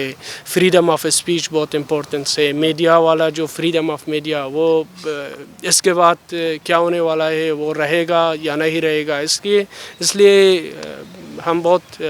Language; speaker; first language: Hindi; non-native, fluent; Persian